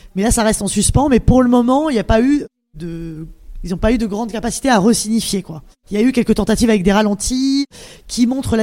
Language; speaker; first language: French; native; French